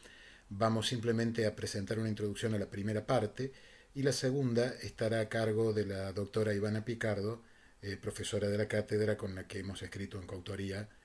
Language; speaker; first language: Spanish; native; Spanish